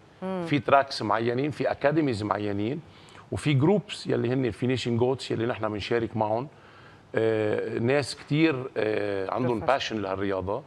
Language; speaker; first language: Arabic; native; Arabic